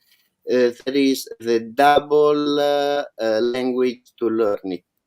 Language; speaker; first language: English; non-native, learner; Italian